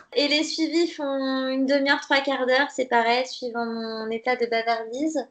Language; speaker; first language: French; native; French